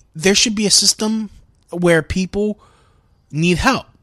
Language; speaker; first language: English; native; English